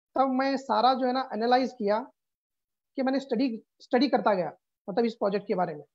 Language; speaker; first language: Hindi; non-native, local second language; Urdu